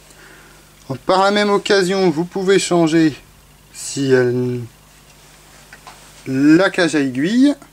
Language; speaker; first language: French; native; French